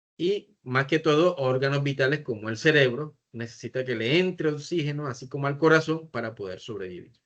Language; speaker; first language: Spanish; native; Spanish